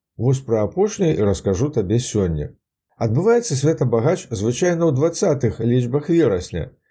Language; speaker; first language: Belarusian; native; Belarusian